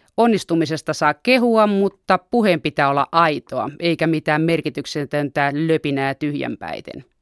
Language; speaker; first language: Finnish; native; Finnish